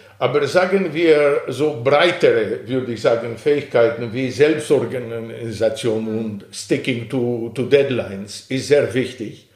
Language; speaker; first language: German; non-native, fluent; Greek